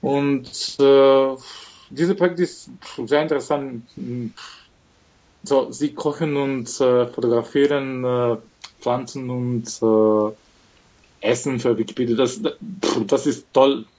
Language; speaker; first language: German; non-native, fluent; Macedonian